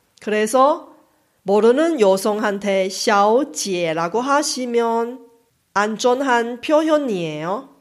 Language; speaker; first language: Korean; non-native, fluent; Chinese